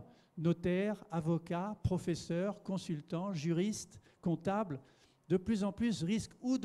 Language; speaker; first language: French; native; French